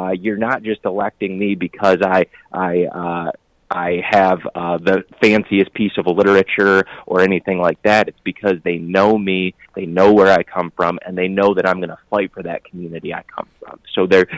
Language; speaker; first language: English; native; English